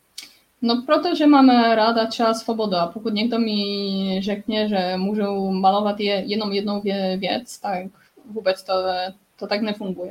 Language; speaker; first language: Czech; non-native, learner; Polish